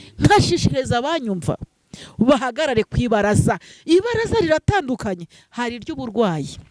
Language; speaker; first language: Kinyarwanda; native; Kinyarwanda